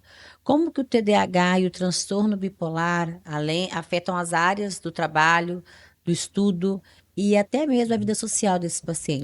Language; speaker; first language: Portuguese; native; Portuguese